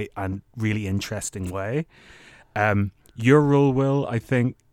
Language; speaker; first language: English; native; English